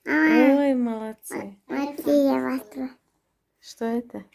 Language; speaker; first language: Russian; non-native, local second language; Tajik